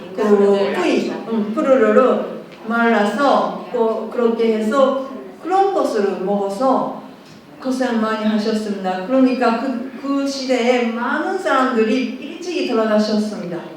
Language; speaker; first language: Korean; non-native, fluent; Japanese